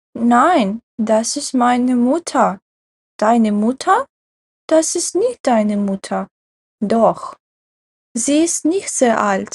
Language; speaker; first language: German; non-native, fluent; Ukrainian